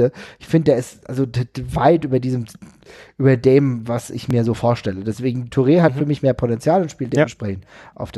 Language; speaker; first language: German; native; German